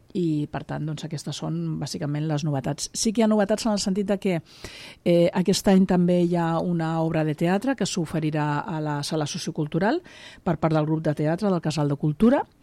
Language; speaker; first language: Catalan; native; Catalan